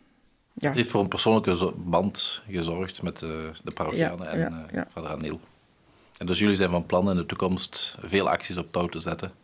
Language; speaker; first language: Dutch; native; Dutch